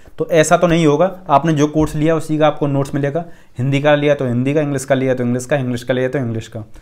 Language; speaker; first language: Hindi; native; Hindi